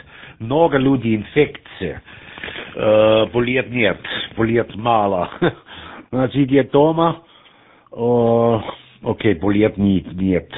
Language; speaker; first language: Russian; non-native, learner; German